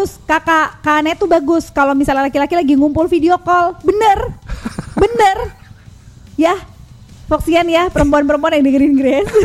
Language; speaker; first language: Indonesian; native; Indonesian